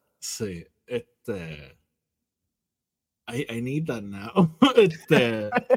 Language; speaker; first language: English; non-native, local second language; Spanish